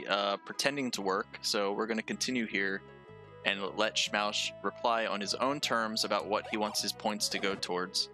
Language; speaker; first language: English; native; English